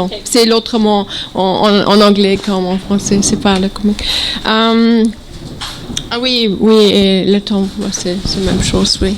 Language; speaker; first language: French; non-native, learner; German